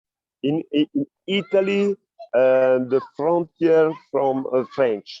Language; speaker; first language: English; non-native, learner; Italian